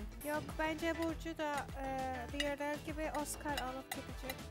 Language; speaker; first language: Turkish; non-native, learner; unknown